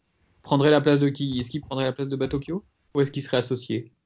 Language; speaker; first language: French; native; French